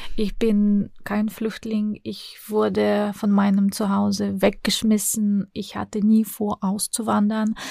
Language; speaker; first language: German; non-native, fluent; Russian